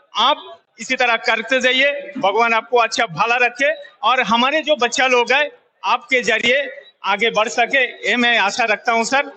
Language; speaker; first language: Hindi; non-native, local second language; Bangla